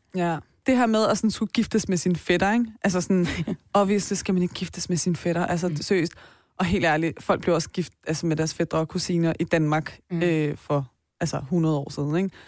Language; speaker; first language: Danish; early bilingual, other home language; Persian